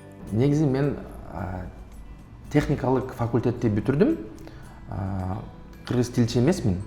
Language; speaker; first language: Kyrgyz; non-native, local second language; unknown